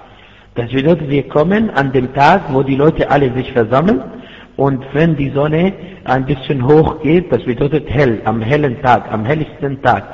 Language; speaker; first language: German; non-native, fluent; Arabic